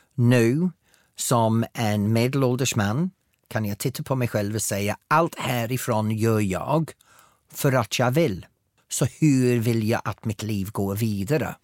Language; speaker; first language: Swedish; non-native, fluent; English